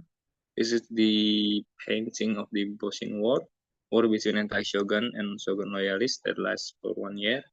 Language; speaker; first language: English; non-native, learner; Indonesian